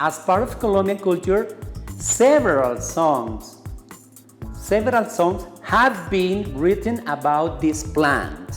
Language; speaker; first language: English; non-native, fluent; Spanish